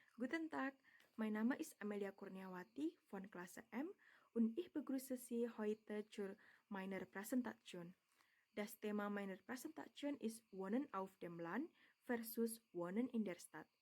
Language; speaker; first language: German; non-native, learner; Indonesian